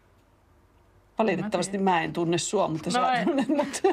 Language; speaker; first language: Finnish; native; Finnish